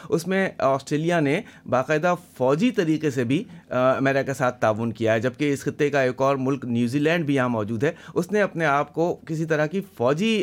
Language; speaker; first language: Urdu; native; Urdu